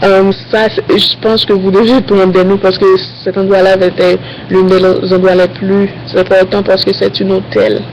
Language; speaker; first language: French; non-native, learner; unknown